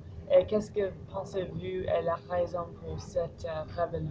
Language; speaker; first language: French; non-native, learner; English